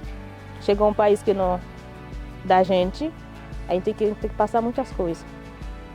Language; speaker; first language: Portuguese; non-native, learner; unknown